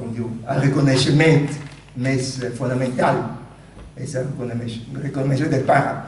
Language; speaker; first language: Catalan; non-native, fluent; Lingala